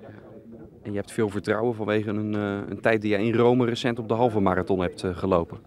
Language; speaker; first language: Dutch; native; Dutch